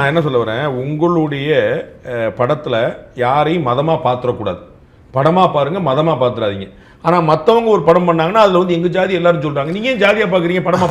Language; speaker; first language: Tamil; native; Tamil